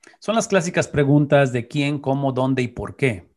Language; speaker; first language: Spanish; native; Spanish